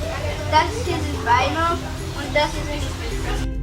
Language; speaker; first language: German; non-native, learner; French